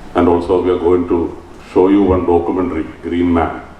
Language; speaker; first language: English; non-native, local second language; Malayalam